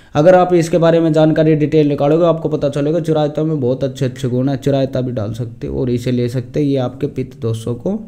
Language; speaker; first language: Hindi; native; Hindi